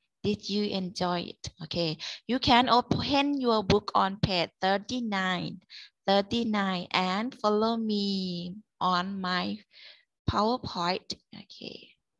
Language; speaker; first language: English; non-native, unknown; Thai